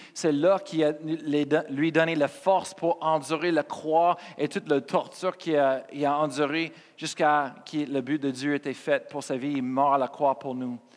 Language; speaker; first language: French; non-native, fluent; English